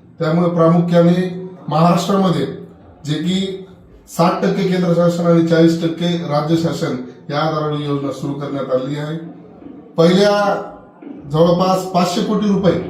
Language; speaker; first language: Marathi; non-native, local second language; Lambadi